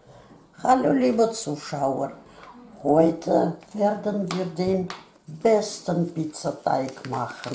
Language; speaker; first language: German; non-native, fluent; Russian